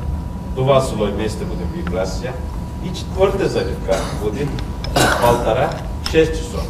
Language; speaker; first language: Russian; non-native, learner; Turkish